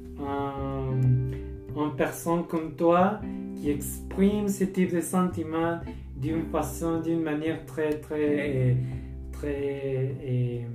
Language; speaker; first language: French; non-native, learner; Spanish